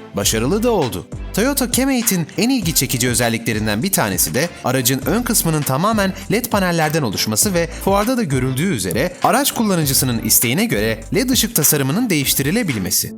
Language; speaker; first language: Turkish; native; Turkish